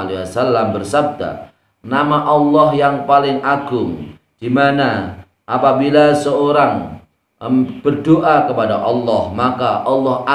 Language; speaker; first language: Indonesian; non-native, local second language; Javanese